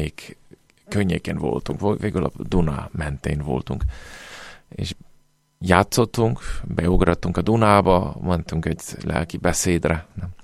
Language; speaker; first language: Hungarian; non-native, fluent; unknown